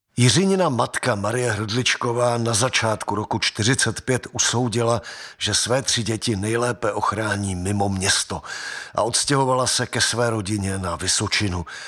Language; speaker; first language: Czech; native; Czech